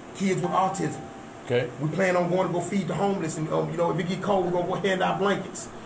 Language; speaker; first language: English; native; English